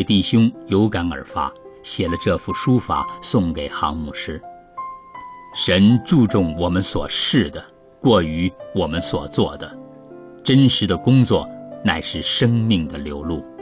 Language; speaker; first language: Chinese; native; Chinese